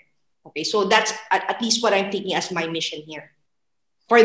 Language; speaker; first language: English; non-native, local second language; Filipino